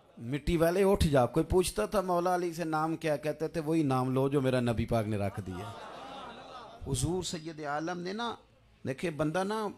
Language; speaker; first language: Urdu; non-native, local second language; Punjabi